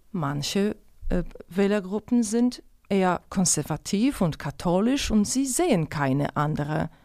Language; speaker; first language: German; non-native, fluent; Polish